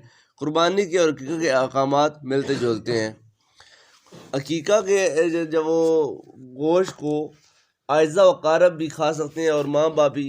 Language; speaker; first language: Urdu; native; Urdu